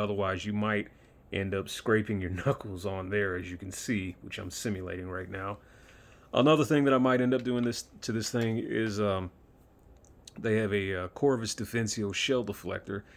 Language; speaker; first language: English; native; English